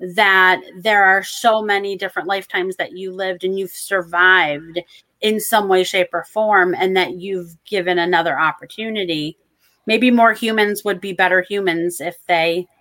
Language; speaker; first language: English; native; English